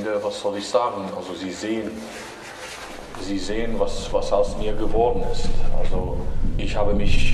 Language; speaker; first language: German; non-native, fluent; English